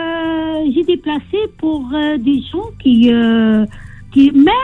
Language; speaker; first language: French; non-native, learner; Arabic